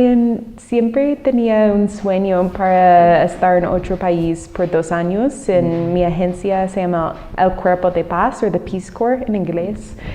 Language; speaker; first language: Spanish; non-native, fluent; English